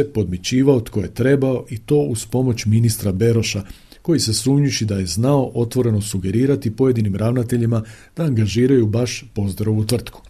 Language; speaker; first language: Croatian; native; Croatian